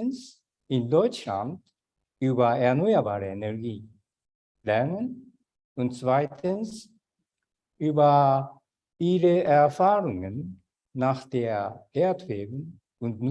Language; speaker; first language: German; non-native, fluent; Japanese